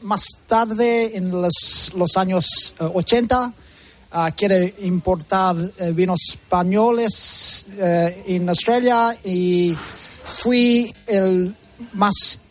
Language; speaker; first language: Spanish; early bilingual, heritage; English